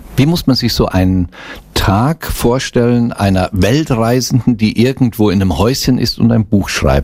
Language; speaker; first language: German; native; German